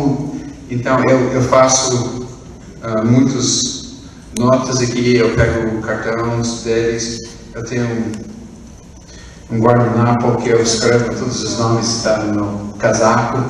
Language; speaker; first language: Portuguese; non-native, fluent; English